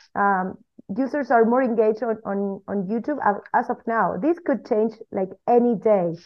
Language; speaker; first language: English; non-native, fluent; Spanish